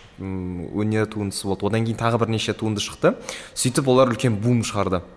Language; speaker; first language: Kazakh; native; Kazakh